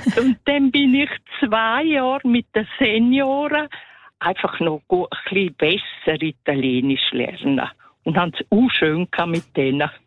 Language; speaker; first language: German; native; German